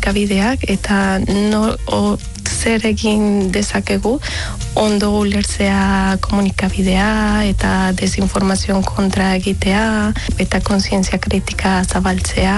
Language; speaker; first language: Basque; non-native, learner; Spanish